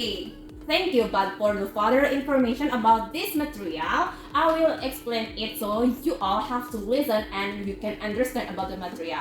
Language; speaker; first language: English; non-native, fluent; Indonesian